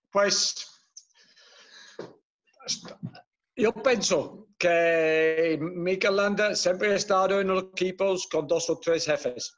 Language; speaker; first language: Spanish; non-native, fluent; Dutch